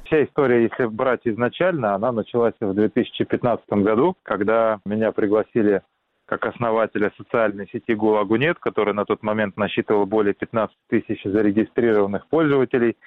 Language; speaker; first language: Russian; native; Russian